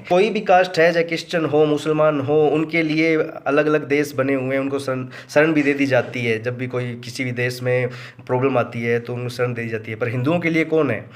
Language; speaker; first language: Hindi; native; Hindi